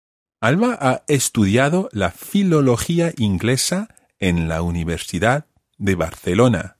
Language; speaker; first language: Spanish; non-native, fluent; English